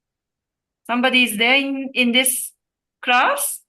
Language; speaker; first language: English; non-native, learner; Japanese